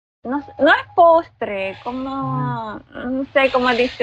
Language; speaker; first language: Spanish; non-native, learner; Filipino